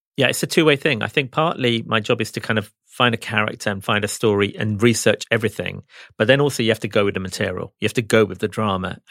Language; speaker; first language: English; native; English